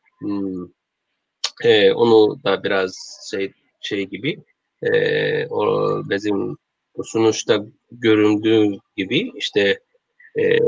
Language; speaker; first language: Turkish; non-native, learner; Korean